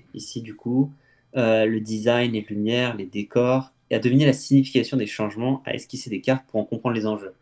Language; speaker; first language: French; native; French